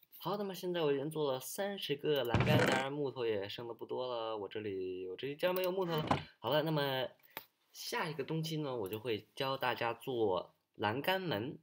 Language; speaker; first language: Chinese; early bilingual, heritage; Chinese